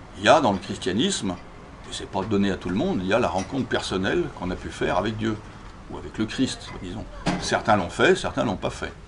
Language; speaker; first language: French; native; French